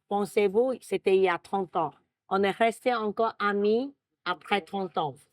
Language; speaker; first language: French; non-native, fluent; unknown